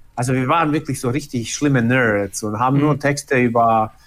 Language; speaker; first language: German; early bilingual, other home language; Bosnian